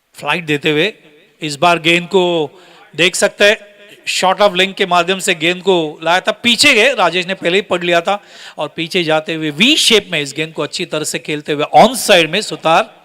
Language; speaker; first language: Hindi; non-native, local second language; Marathi